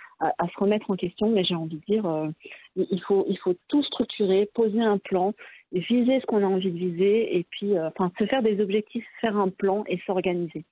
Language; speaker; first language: French; early bilingual, other home language; Arabic